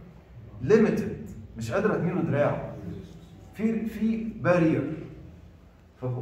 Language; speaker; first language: Arabic; native; Arabic